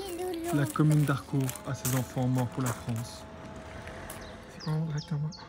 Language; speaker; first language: French; native; French